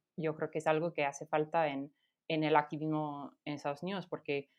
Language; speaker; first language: Spanish; non-native, fluent; English